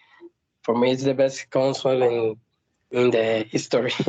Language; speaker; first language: English; non-native, learner; Spanish